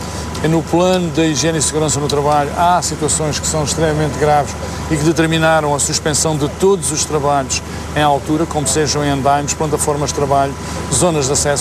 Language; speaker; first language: Portuguese; native; Portuguese